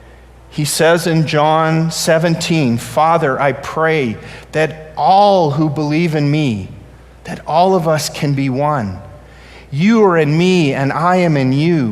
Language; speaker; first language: English; native; English